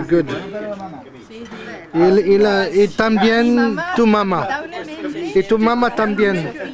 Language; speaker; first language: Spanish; non-native, learner; French